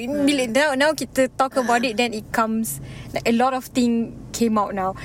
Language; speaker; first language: English; non-native, local second language; Malay